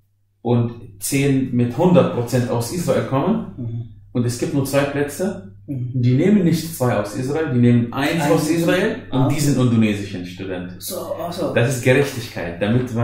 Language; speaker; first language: German; non-native, fluent; Arabic